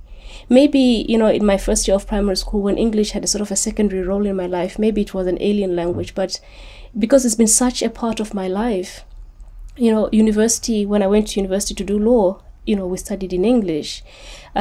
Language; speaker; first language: English; non-native, local second language; Shona